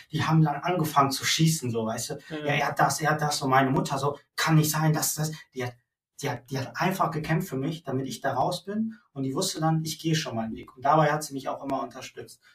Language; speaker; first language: German; native; German